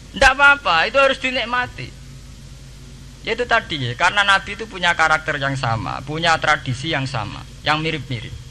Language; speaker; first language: Indonesian; non-native, local second language; Javanese